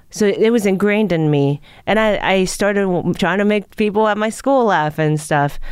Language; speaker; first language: English; early bilingual, other home language; Japanese